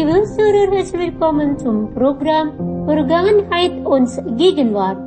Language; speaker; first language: German; non-native, fluent; Indonesian